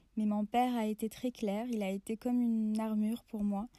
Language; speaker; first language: French; non-native, local second language; Arabic